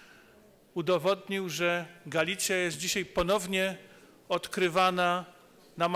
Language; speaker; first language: Polish; native; Polish